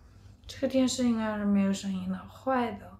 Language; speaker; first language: Chinese; native; Chinese